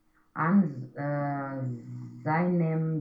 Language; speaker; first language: German; non-native, learner; Romanian